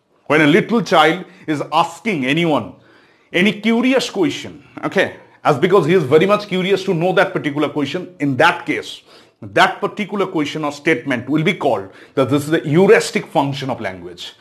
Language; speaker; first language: English; non-native, local second language; Bangla